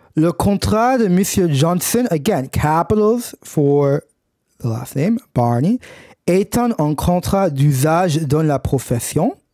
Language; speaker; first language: French; non-native, fluent; English